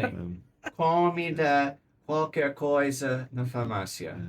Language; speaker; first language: Portuguese; non-native, learner; English